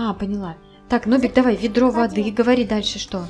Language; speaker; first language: Russian; native; Russian